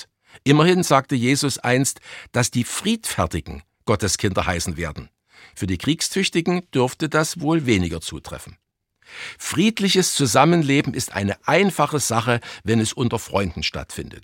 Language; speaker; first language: German; native; German